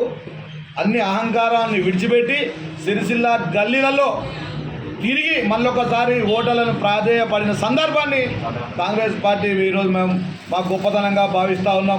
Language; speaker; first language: Telugu; native; Telugu